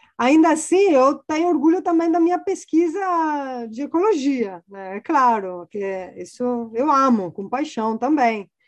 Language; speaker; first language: Portuguese; non-native, fluent; Italian